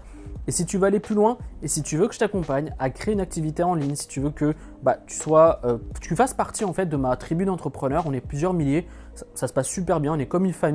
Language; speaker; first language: French; native; French